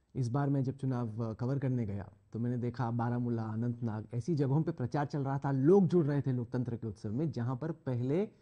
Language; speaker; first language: Hindi; native; Hindi